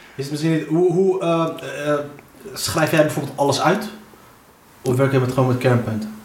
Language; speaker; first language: Dutch; early bilingual, other home language; Arabic